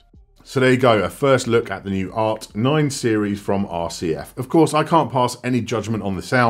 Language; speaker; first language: English; native; English